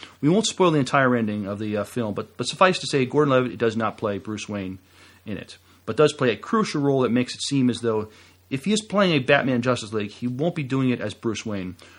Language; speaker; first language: English; native; English